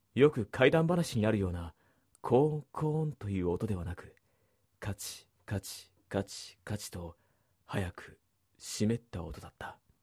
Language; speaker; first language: Japanese; native; Japanese